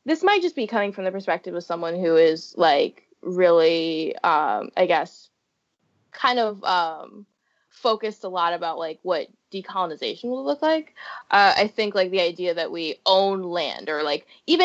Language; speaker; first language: English; native; English